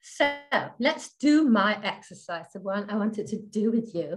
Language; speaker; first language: English; non-native, fluent; Danish